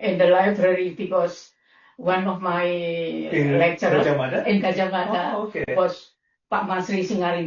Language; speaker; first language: English; non-native, learner; Indonesian